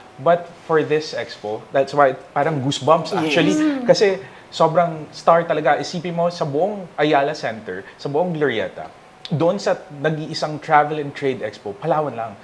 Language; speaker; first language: Filipino; native; Filipino